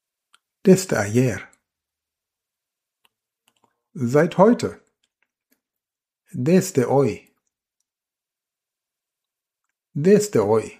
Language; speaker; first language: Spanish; non-native, fluent; German